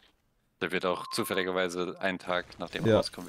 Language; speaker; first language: German; native; German